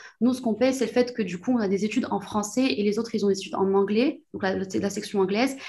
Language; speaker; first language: French; non-native, local second language; Arabic